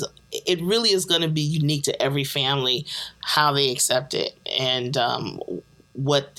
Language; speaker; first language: English; native; English